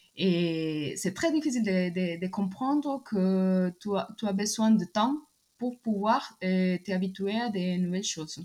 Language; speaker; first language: French; non-native, fluent; Spanish